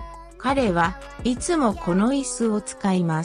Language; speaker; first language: Japanese; non-native, learner; English